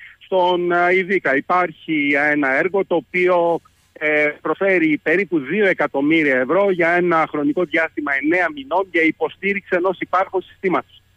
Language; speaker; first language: Greek; early bilingual, heritage; Greek